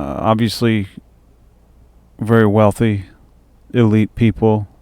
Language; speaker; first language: English; native; English